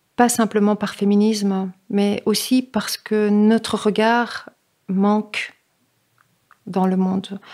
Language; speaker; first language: French; native; French